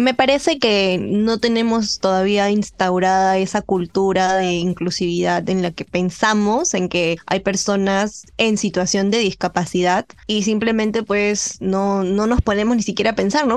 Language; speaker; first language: Spanish; native; Spanish